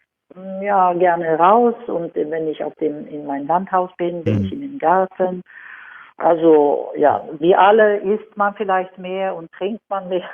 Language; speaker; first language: German; non-native, fluent; Swedish